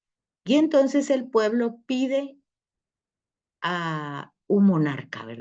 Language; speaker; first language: Spanish; native; Spanish